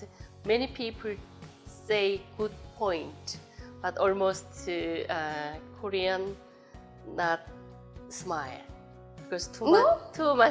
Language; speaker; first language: English; non-native, learner; Korean